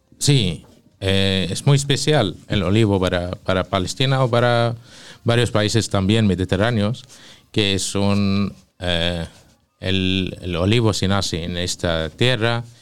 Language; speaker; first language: Spanish; non-native, fluent; Arabic